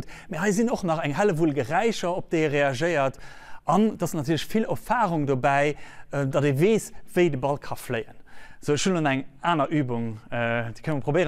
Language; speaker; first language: German; non-native, local second language; Luxembourgish